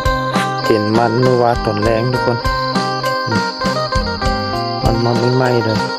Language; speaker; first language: Thai; non-native, local second language; Lao